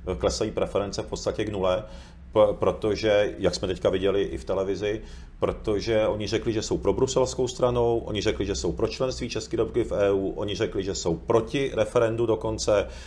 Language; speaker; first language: Czech; early bilingual, other home language; Japanese